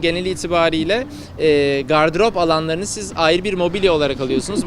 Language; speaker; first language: Turkish; native; Turkish